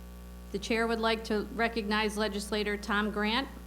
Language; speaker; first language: English; native; English